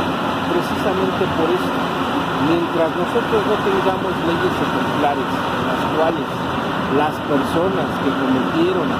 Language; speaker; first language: Spanish; native; Spanish